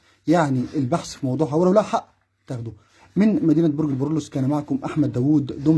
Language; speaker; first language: Arabic; native; Arabic